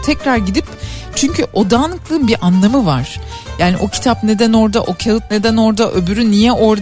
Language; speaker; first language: Turkish; native; Turkish